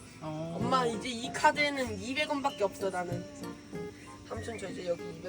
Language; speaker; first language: Korean; native; Korean